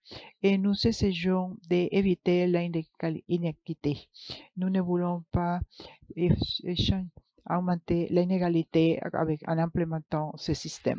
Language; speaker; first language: French; non-native, fluent; English